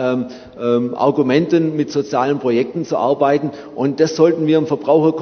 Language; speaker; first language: German; native; German